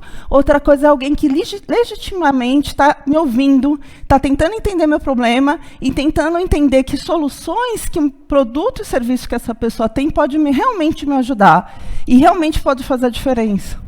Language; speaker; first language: Portuguese; native; Portuguese